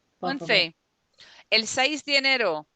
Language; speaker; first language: Spanish; non-native, fluent; English